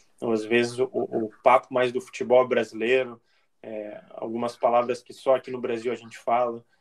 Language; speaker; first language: Portuguese; native; Portuguese